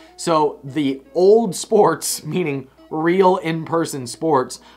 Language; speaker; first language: English; native; English